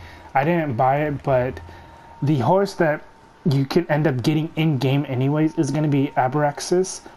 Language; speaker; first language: English; native; English